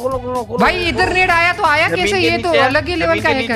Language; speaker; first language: Hindi; native; Hindi